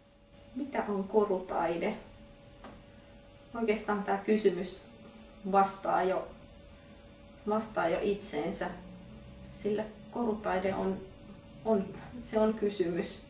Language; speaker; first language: Finnish; native; Finnish